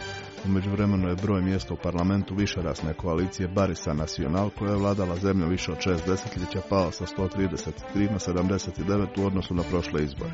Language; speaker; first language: Croatian; native; Croatian